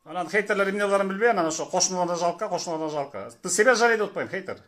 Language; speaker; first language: Kyrgyz; native; Kyrgyz